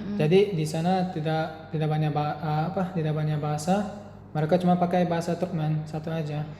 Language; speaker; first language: Indonesian; non-native, fluent; Turkmen